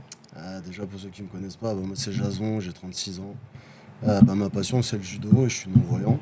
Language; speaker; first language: French; native; French